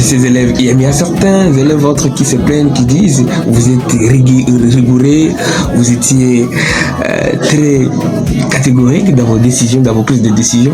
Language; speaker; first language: French; non-native, local second language; Luba-Lulua